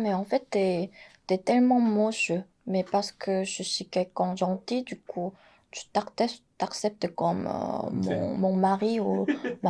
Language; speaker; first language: French; non-native, fluent; Korean